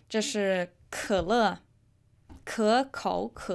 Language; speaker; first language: Chinese; non-native, fluent; English